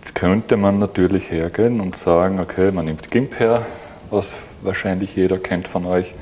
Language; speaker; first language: German; native; German